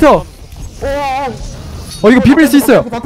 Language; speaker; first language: Korean; native; Korean